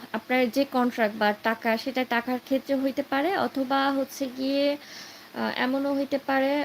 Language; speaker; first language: Bangla; native; Bangla